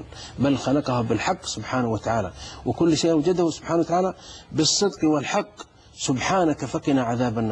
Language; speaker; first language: Arabic; native; Arabic